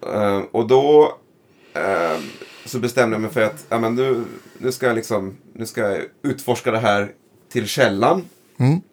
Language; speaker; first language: Swedish; native; Swedish